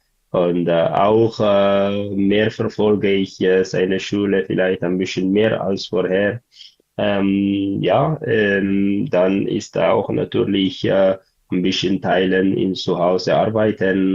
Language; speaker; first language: German; non-native, learner; Tigrinya